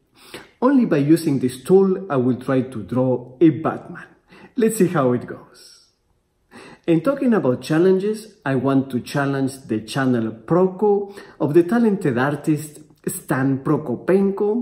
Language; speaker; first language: English; non-native, fluent; Spanish